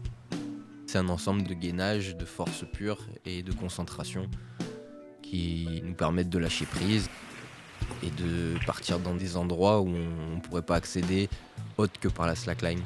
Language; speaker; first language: French; native; French